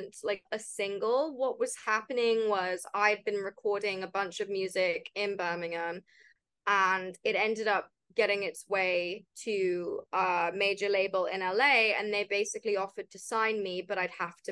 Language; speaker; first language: English; native; English